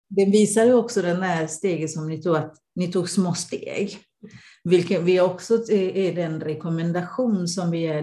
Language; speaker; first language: Swedish; non-native, fluent; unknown